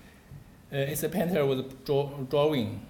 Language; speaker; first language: English; non-native, learner; Chinese